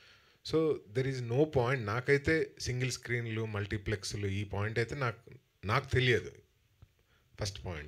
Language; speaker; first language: Telugu; native; Telugu